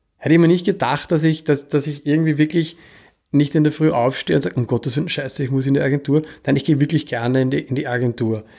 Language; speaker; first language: German; native; German